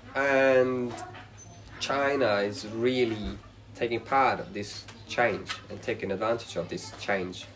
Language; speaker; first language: English; non-native, fluent; Swedish